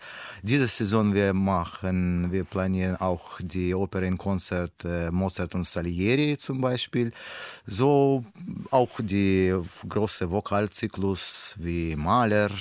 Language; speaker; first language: German; non-native, learner; Russian